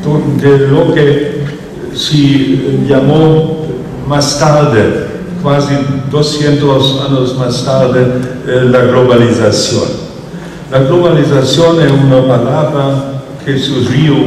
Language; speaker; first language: Spanish; non-native, fluent; German